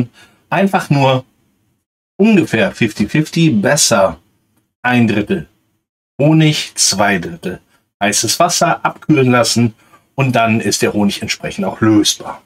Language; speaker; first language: German; native; German